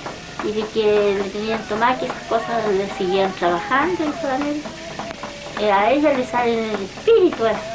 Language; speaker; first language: Spanish; native; Spanish